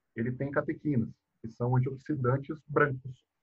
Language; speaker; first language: Portuguese; native; Portuguese